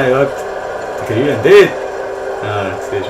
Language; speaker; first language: German; native; German